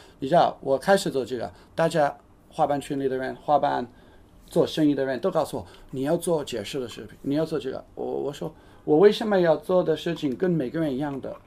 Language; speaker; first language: Chinese; non-native, fluent; English